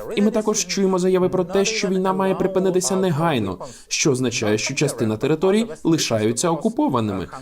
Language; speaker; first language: Ukrainian; native; Ukrainian